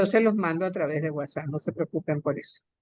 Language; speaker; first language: Spanish; native; Spanish